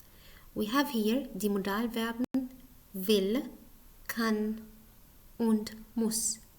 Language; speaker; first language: German; non-native, learner; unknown